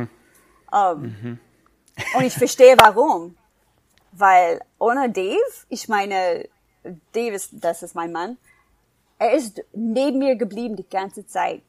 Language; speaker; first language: German; non-native, fluent; English